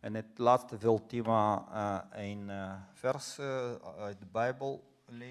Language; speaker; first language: Dutch; non-native, fluent; Russian